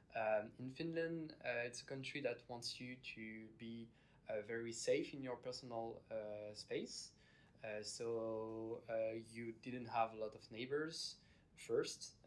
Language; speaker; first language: English; non-native, fluent; French